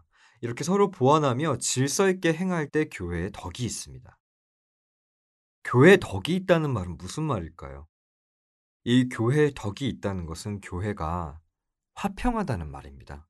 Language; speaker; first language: Korean; native; Korean